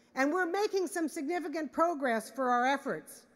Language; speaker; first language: English; native; English